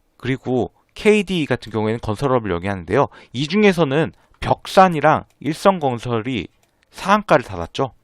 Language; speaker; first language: Korean; native; Korean